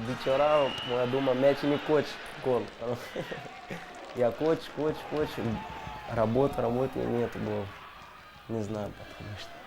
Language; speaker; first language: Russian; non-native, learner; Portuguese